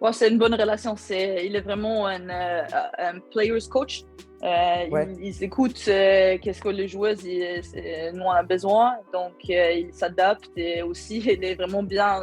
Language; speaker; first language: French; non-native, learner; Swedish